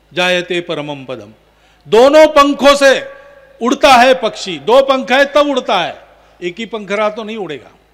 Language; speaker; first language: Hindi; non-native, local second language; Marathi